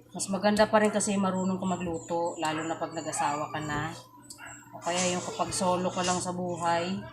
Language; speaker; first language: Filipino; non-native, local second language; Cebuano